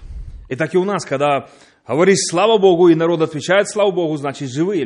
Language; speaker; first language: Polish; non-native, learner; Russian